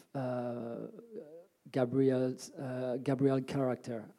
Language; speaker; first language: English; early bilingual, other home language; French